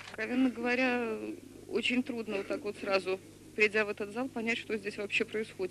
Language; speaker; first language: Russian; native; Russian